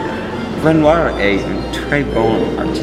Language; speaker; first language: French; non-native, learner; English